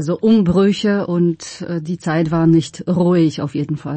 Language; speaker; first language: German; non-native, fluent; Polish